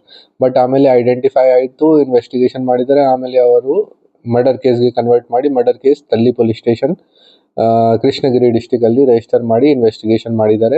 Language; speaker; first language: Kannada; non-native, fluent; Hindi